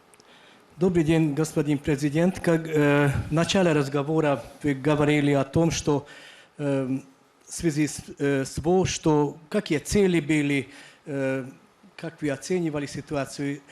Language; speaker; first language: Russian; non-native, fluent; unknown